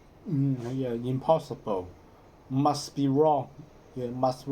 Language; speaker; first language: English; non-native, learner; Cantonese